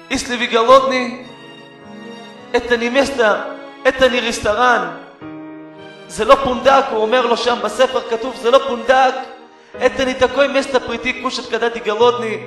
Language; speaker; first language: Russian; non-native, learner; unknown